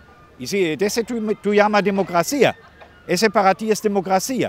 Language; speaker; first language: Spanish; non-native, fluent; German